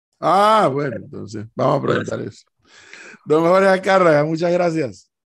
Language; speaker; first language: Spanish; native; Spanish